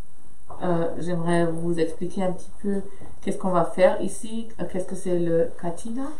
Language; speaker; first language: French; non-native, fluent; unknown